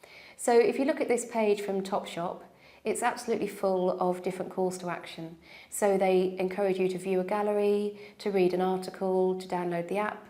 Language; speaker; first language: English; native; English